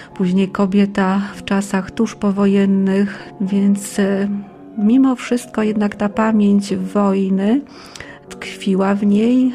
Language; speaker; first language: Polish; native; Polish